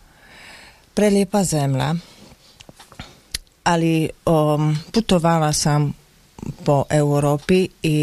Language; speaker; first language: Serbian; non-native, learner; Slovak